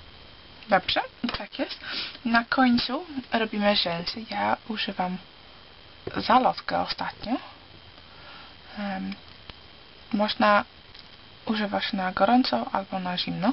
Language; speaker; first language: Polish; early bilingual, heritage; Polish